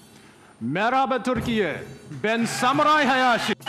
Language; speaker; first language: Turkish; non-native, learner; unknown